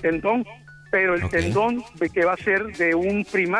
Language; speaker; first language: Spanish; native; Spanish